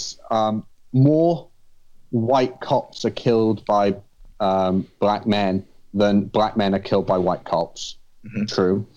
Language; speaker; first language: English; native; English